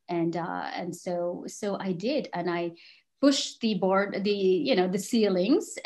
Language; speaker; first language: English; non-native, fluent; Arabic